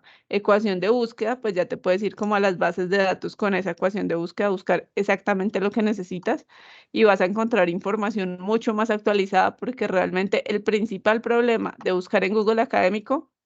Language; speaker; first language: Spanish; native; Spanish